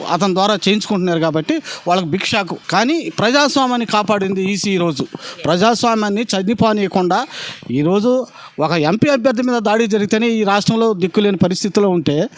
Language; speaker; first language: Telugu; native; Telugu